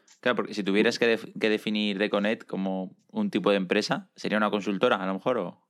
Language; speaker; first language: Spanish; native; Spanish